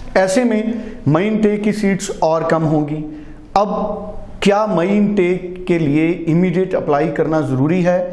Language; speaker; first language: Hindi; non-native, local second language; Punjabi